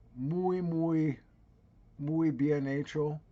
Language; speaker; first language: Spanish; non-native, learner; English